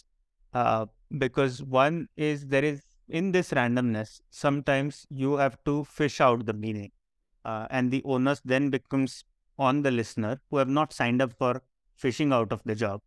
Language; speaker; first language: English; non-native, local second language; Marathi